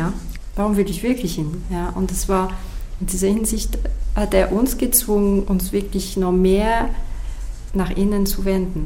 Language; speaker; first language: German; non-native, fluent; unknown